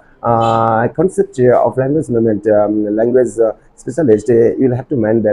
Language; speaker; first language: English; non-native, local second language; Bangla